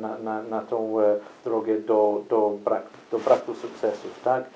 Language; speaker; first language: Polish; non-native, fluent; English